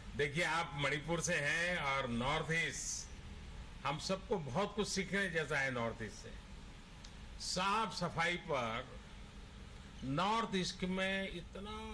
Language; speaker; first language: Hindi; non-native, local second language; Gujarati